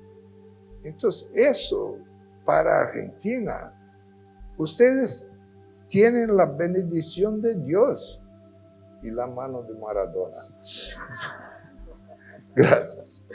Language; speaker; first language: Spanish; non-native, fluent; Portuguese